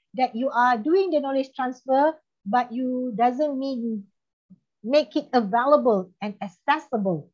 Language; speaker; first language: English; non-native, local second language; Malay